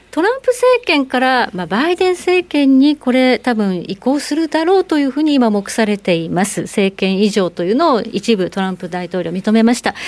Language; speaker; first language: Japanese; native; Japanese